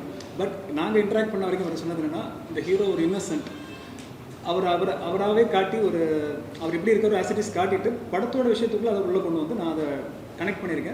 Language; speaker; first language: Tamil; native; Tamil